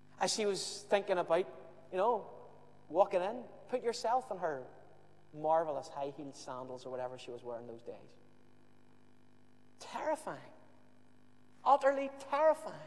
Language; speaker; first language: English; native; English